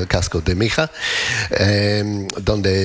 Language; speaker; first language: Spanish; non-native, learner; English